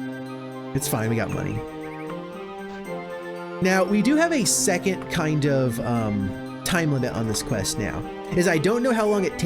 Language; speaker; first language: English; native; English